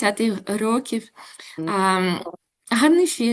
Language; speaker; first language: Ukrainian; non-native, local second language; Russian